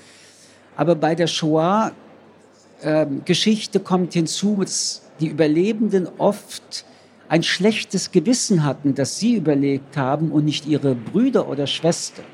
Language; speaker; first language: German; early bilingual, other home language; French